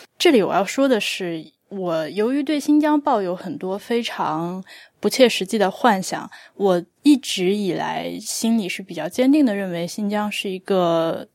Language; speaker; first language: Chinese; native; Chinese